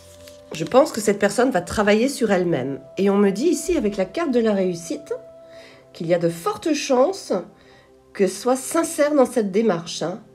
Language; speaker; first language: French; native; French